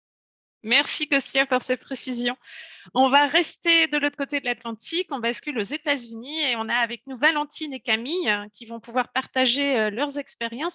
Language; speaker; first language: French; native; French